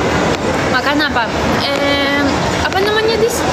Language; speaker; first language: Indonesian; non-native, learner; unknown